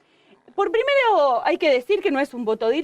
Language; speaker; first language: Spanish; native; Spanish